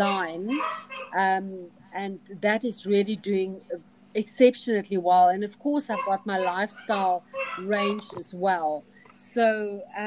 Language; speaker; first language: English; non-native, local second language; Afrikaans